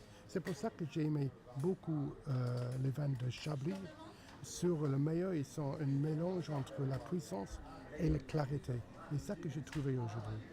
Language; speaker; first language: French; non-native, fluent; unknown